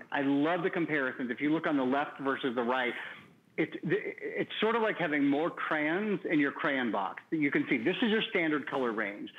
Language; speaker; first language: English; native; English